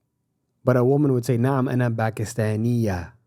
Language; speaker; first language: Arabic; non-native, fluent; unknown